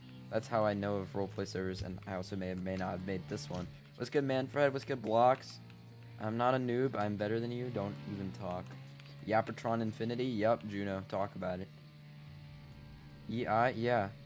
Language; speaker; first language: English; native; English